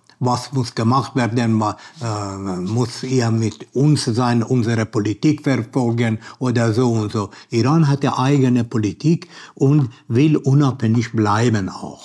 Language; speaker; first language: German; non-native, learner; Persian